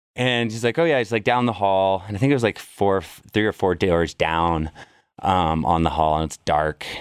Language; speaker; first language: English; native; English